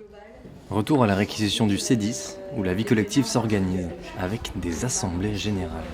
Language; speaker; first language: French; native; French